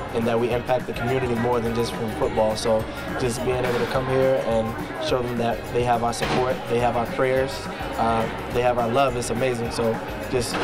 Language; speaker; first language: English; native; English